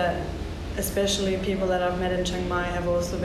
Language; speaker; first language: English; non-native, fluent; German